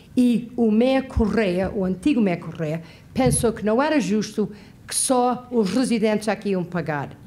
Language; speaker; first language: Portuguese; native; Portuguese